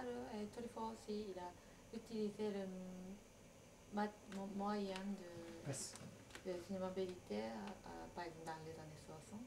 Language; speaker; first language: French; non-native, learner; Japanese